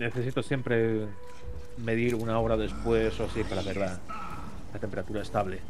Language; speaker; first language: Spanish; native; Spanish